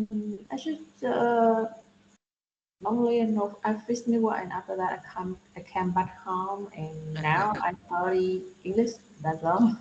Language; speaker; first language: English; non-native, learner; Vietnamese